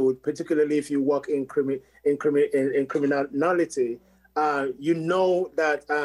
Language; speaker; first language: English; non-native, local second language; Yoruba